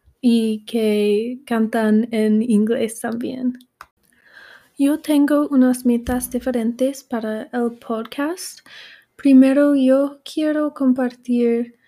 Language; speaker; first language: Spanish; non-native, learner; English